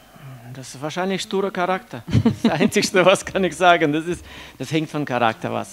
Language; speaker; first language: German; non-native, fluent; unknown